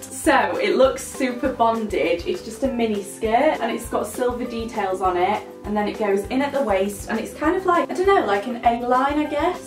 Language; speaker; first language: English; native; English